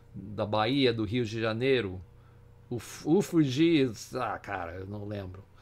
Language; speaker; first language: Portuguese; non-native, fluent; English